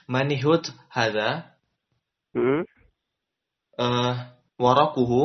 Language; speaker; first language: Arabic; non-native, learner; Indonesian